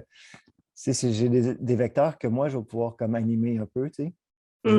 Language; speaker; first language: French; native; French